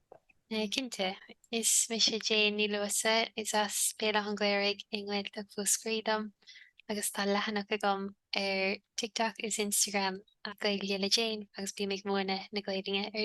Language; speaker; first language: Irish; native; Irish